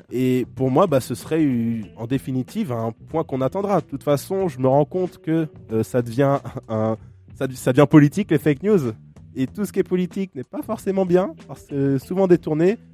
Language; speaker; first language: French; native; French